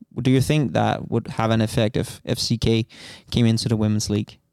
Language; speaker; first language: English; non-native, fluent; Danish